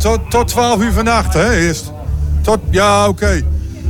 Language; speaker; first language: Dutch; native; Dutch